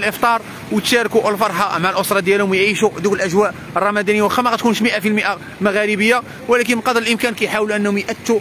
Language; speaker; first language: Arabic; native; Arabic